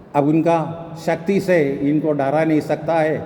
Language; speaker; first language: Hindi; non-native, local second language; Malayalam